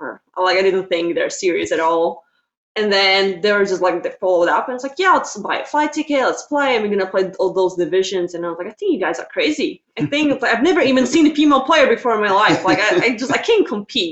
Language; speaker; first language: English; non-native, fluent; Slovak